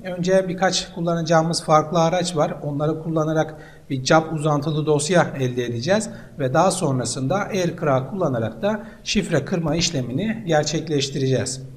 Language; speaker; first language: Turkish; native; Turkish